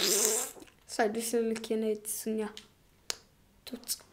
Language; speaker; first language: Welsh; non-native, local second language; English